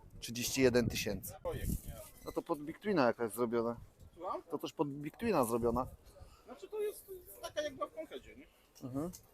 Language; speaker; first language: Polish; native; Polish